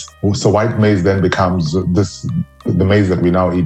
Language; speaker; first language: English; non-native, local second language; Luo (Kenya and Tanzania)